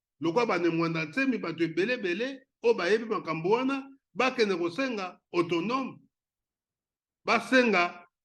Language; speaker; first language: Lingala; non-native, local second language; Kongo